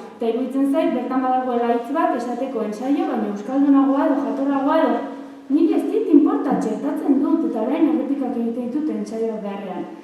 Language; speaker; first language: Basque; native; Basque